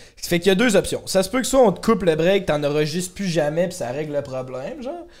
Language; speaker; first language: French; native; French